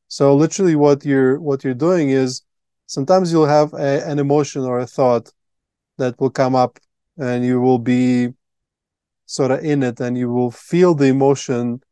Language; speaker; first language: English; non-native, fluent; Latvian